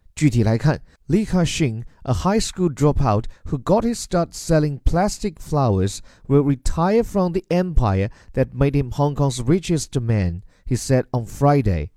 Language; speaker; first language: English; non-native, fluent; Chinese